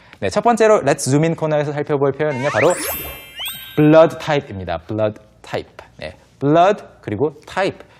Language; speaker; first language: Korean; native; Korean